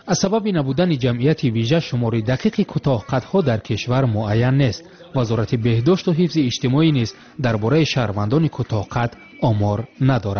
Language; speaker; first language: Tajik; native; Tajik